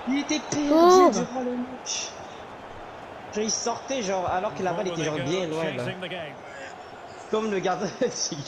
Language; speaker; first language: French; native; French